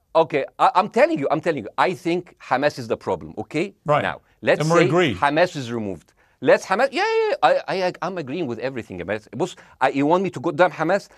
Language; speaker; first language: English; non-native, fluent; Arabic